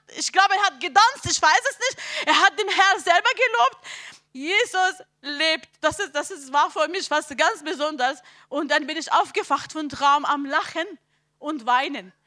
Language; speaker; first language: German; non-native, learner; Arabic